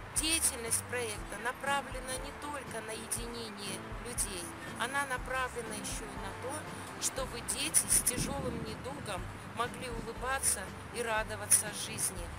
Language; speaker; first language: Russian; native; Russian